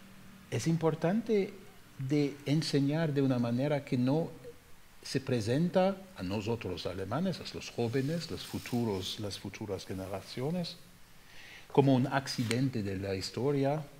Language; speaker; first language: Spanish; non-native, fluent; German